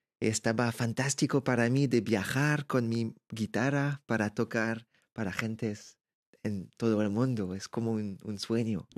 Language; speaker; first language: Spanish; non-native, learner; French